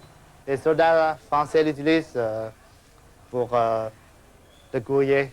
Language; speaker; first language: French; non-native, fluent; Vietnamese